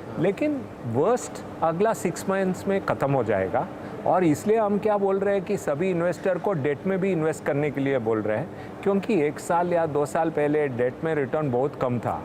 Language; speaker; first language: Hindi; non-native, local second language; Tamil